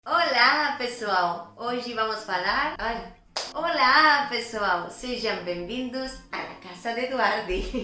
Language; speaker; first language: Portuguese; non-native, fluent; Spanish